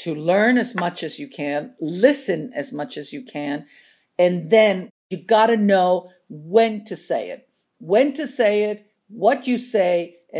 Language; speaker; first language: English; non-native, fluent; Spanish